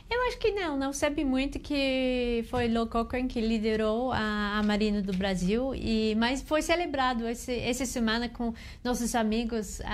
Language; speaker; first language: Portuguese; non-native, learner; English